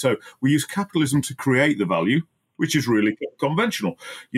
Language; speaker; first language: English; native; English